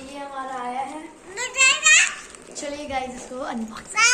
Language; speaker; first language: Hindi; native; Hindi